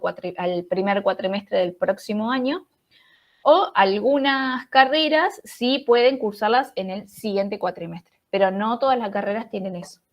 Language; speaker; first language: Spanish; native; Spanish